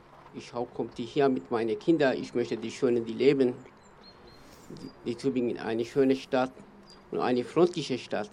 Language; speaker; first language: German; non-native, learner; Kurdish